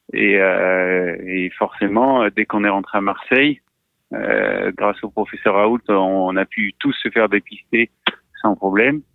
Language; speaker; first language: French; native; French